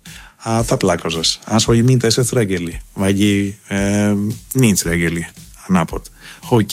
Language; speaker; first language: Hungarian; non-native, learner; Greek